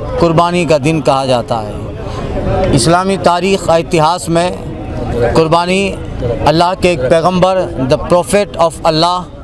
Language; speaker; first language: Urdu; non-native, local second language; Gujarati